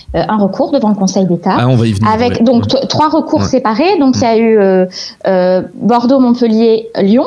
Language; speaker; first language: French; native; French